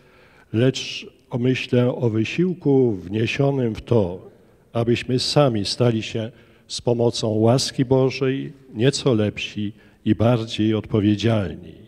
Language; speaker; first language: Polish; native; Polish